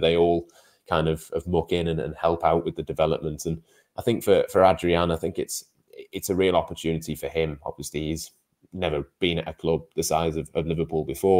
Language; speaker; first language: English; native; English